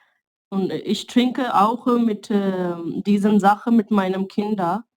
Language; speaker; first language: German; non-native, learner; Urdu